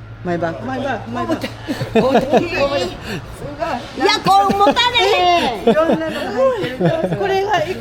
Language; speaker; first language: Japanese; native; Japanese